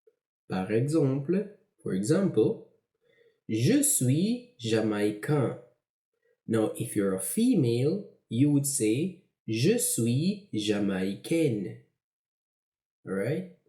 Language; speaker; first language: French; non-native, fluent; English